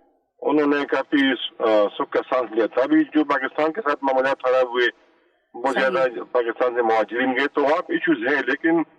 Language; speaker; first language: Hindi; non-native, local second language; Pashto